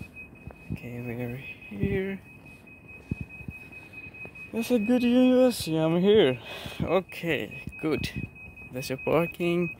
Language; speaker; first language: English; non-native, learner; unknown